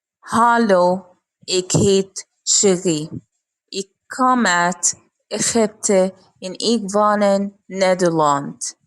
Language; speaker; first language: Dutch; non-native, learner; Arabic